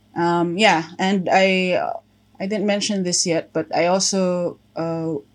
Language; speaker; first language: English; non-native, local second language; Filipino